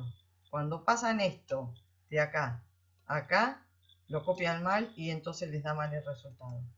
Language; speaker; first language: Spanish; native; Spanish